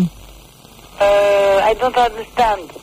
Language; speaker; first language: English; non-native, learner; French